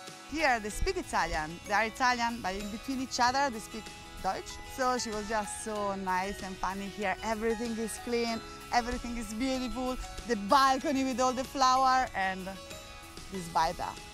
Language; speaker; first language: English; non-native, fluent; Italian